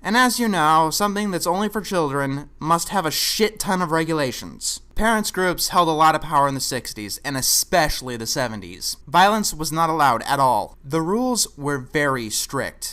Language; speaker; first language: English; native; English